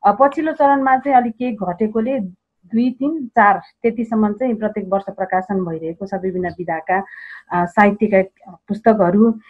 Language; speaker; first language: Nepali; non-native, local second language; Eastern Tamang